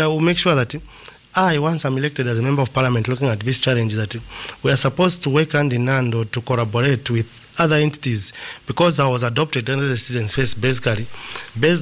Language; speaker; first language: English; non-native, local second language; Nyanja